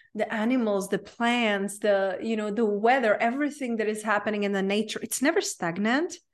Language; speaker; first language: English; non-native, fluent; Czech